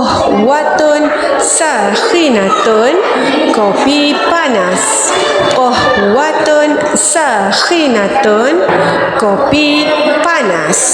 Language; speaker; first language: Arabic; non-native, fluent; Malay